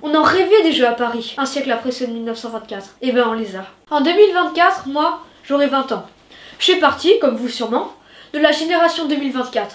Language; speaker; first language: French; native; French